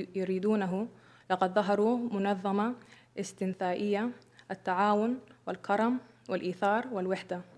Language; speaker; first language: Arabic; early bilingual, other home language; English